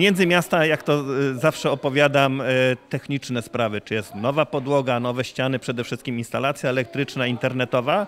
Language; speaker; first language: Polish; native; Polish